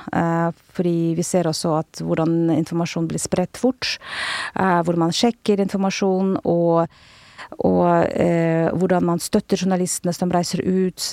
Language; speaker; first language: Norwegian; non-native, fluent; Russian